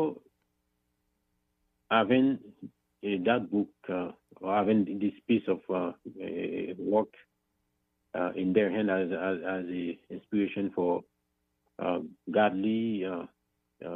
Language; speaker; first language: English; non-native, fluent; Haitian Creole